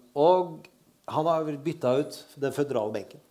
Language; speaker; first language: Norwegian; native; Norwegian